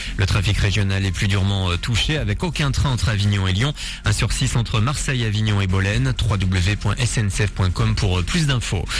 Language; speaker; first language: French; native; French